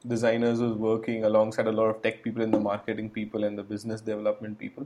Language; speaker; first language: English; non-native, local second language; Gujarati